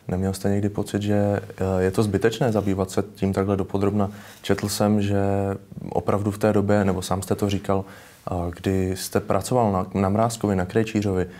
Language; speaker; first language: Czech; native; Czech